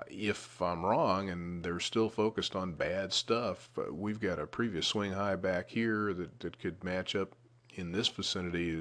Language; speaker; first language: English; native; English